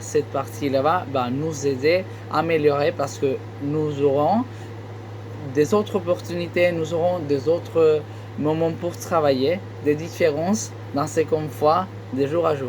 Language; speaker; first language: French; non-native, learner; Spanish